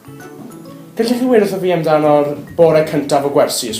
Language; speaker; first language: Welsh; non-native, local second language; English